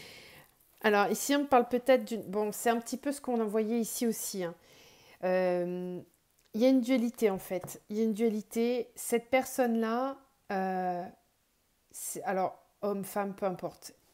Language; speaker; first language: French; native; French